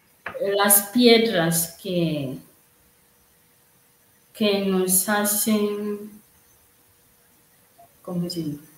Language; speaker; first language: Spanish; non-native, learner; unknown